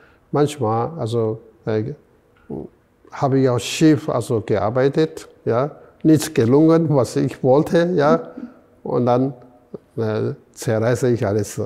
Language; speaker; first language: German; non-native, fluent; Chinese